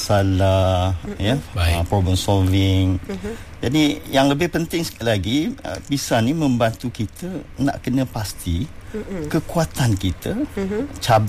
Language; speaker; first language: Malay; native; Malay